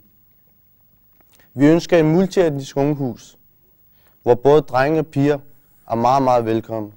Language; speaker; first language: Danish; early bilingual, other home language; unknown